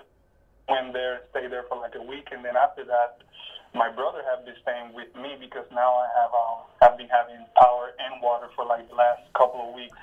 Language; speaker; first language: English; non-native, fluent; Spanish